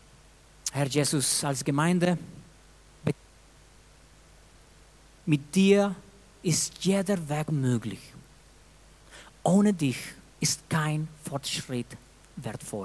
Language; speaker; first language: German; non-native, fluent; Spanish